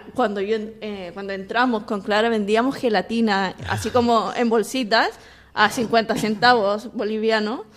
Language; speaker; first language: Spanish; native; Spanish